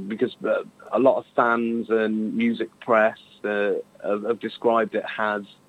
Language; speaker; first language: English; native; English